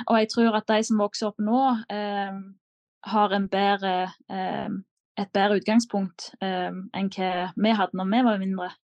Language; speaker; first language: Norwegian; native; Norwegian